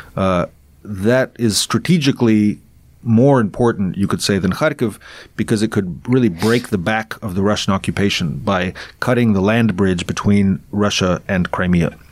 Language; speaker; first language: English; non-native, fluent; Russian